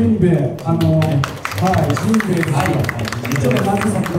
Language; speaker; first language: Japanese; native; Japanese